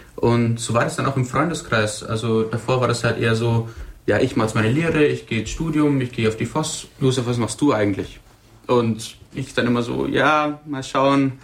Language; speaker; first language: German; native; German